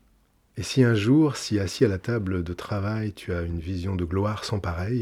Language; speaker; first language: French; native; French